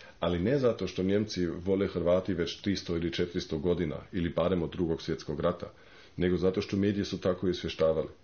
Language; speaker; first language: Croatian; non-native, fluent; German